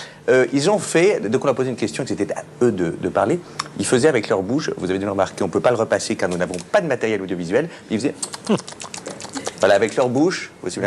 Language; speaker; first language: French; native; French